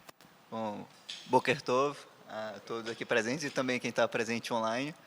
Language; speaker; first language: Portuguese; native; Portuguese